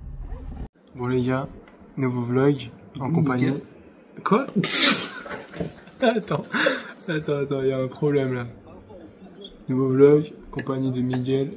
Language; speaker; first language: French; native; French